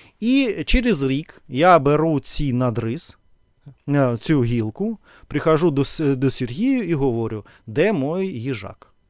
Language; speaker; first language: Ukrainian; non-native, learner; Russian